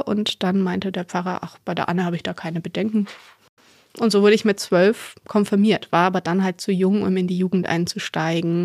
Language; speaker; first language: German; native; German